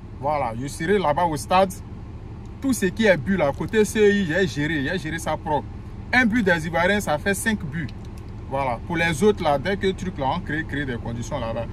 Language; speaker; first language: French; native; French